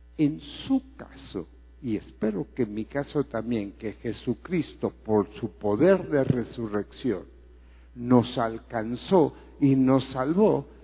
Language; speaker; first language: Spanish; non-native, fluent; Greek